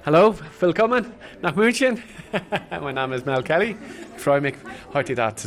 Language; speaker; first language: German; non-native, fluent; English